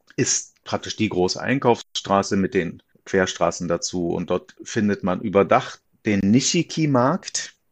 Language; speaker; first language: German; native; German